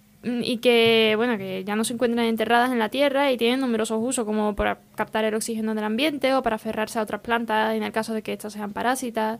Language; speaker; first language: Spanish; native; Spanish